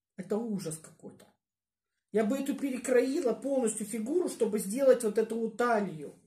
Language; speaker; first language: Russian; native; Russian